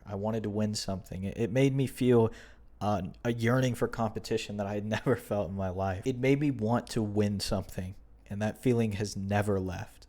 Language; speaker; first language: English; native; English